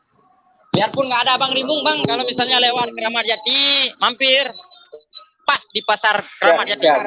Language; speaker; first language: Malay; non-native, local second language; Achinese